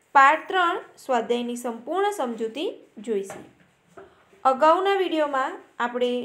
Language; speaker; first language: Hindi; non-native, local second language; Gujarati